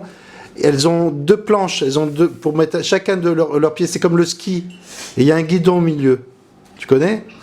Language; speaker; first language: French; native; French